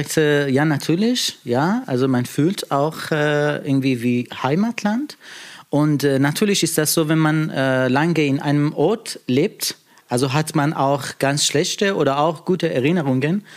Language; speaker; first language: German; non-native, fluent; Persian